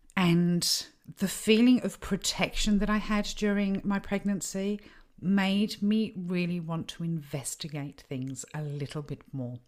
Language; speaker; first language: English; native; English